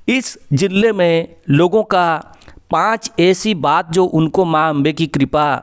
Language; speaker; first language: Hindi; non-native, local second language; Odia